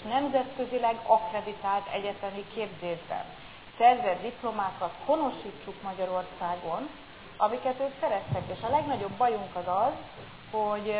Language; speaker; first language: Hungarian; native; Hungarian